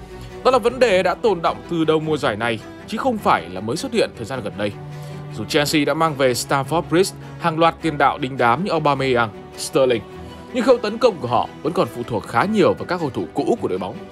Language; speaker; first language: Vietnamese; native; Vietnamese